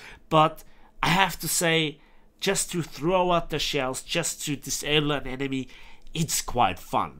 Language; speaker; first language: English; non-native, fluent; German